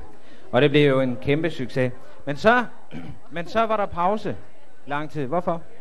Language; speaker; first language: Danish; native; Danish